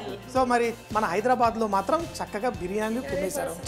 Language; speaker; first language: Telugu; native; Telugu